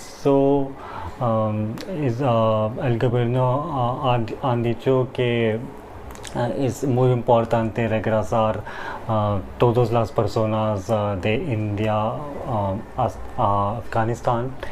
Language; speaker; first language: Spanish; non-native, learner; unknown